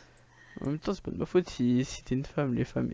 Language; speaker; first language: French; native; French